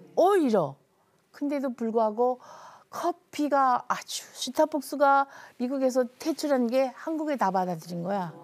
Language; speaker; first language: Korean; native; Korean